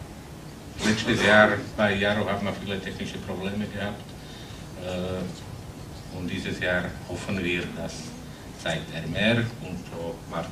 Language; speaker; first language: German; non-native, fluent; Slovak